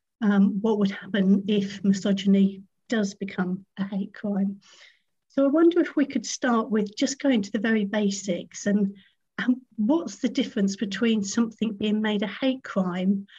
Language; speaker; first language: English; native; English